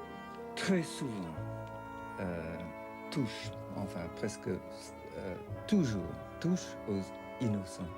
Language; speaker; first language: French; non-native, fluent; English